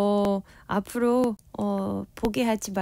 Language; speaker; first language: Korean; non-native, fluent; Spanish